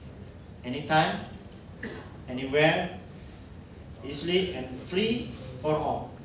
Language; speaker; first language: English; non-native, learner; Indonesian